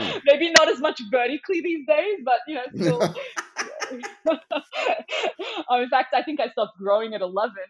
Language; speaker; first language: English; non-native, local second language; Persian